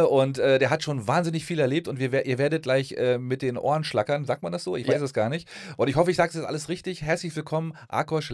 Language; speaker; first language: German; native; German